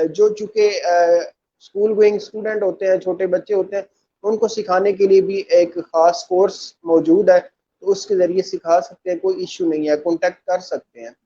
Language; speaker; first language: Urdu; non-native, local second language; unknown